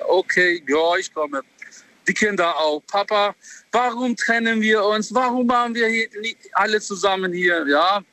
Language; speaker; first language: German; non-native, learner; Albanian